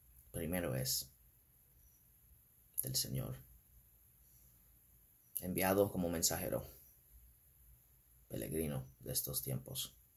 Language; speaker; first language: Spanish; non-native, fluent; English